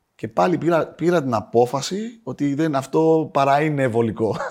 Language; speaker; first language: Greek; native; Greek